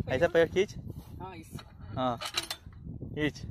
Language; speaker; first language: Hindi; native; Hindi